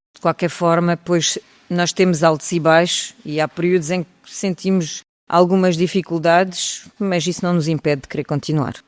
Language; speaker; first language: Portuguese; early bilingual, heritage; French